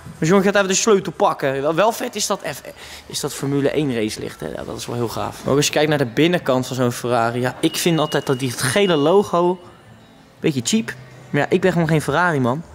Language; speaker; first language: Dutch; native; Dutch